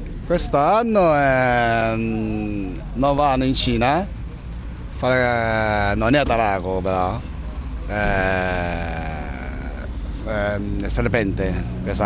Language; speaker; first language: Italian; non-native, learner; Chinese